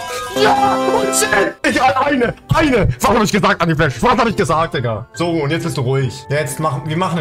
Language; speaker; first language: German; native; German